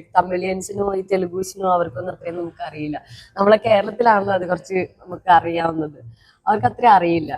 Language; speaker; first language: Malayalam; native; Malayalam